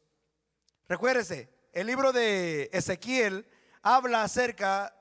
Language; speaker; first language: Spanish; native; Spanish